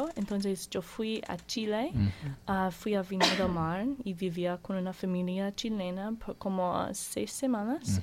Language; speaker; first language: Spanish; non-native, learner; English